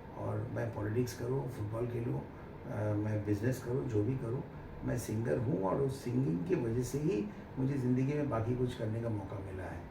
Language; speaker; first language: Hindi; non-native, local second language; Bangla